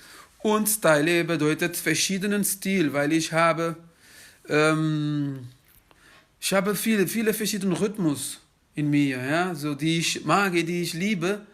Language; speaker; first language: German; non-native, fluent; Kabuverdianu